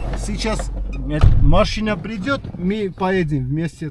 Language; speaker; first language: Russian; non-native, fluent; Armenian